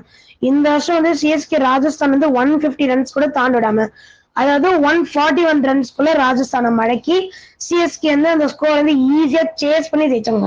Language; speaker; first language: Tamil; native; Tamil